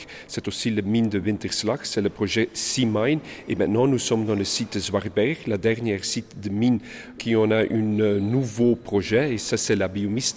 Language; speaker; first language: French; non-native, local second language; Dutch